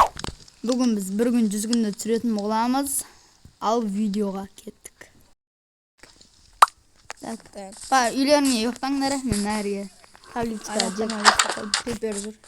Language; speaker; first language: Kazakh; native; Kazakh